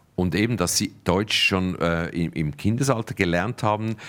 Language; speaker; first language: German; native; German